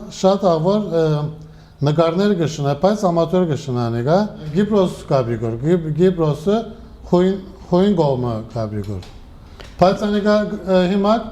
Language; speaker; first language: Armenian; native; Armenian